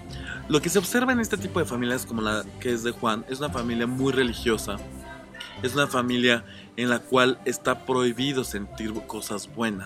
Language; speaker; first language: Spanish; native; Spanish